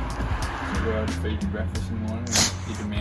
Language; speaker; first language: English; native; English